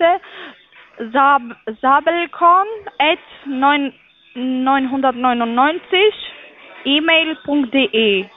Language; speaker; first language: German; non-native, fluent; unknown